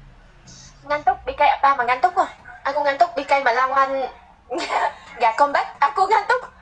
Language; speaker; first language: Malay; non-native, learner; Vietnamese